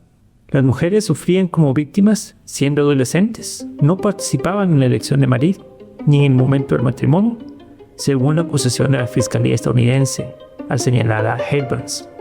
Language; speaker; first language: Spanish; native; Spanish